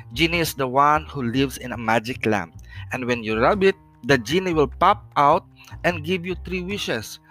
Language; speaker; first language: English; non-native, local second language; Filipino